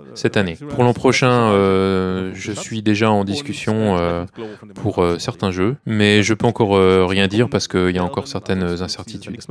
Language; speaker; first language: French; non-native, fluent; German